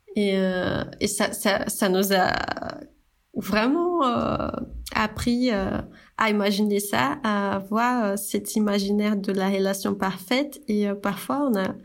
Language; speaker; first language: French; non-native, fluent; Portuguese